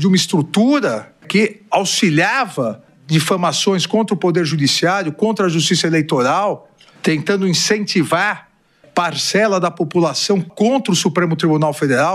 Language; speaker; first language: Portuguese; native; Portuguese